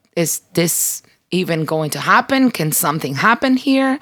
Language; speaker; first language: English; early bilingual, other home language; Spanish